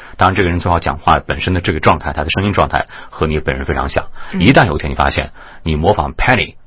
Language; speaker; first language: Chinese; native; Chinese